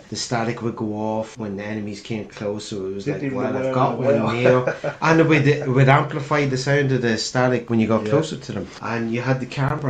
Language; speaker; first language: English; native; English